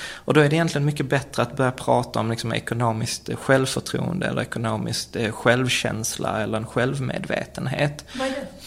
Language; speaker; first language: Swedish; early bilingual, other home language; Czech